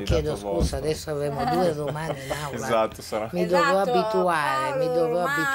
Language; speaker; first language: Italian; native; Italian